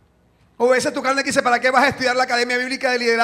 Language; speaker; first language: Spanish; native; Spanish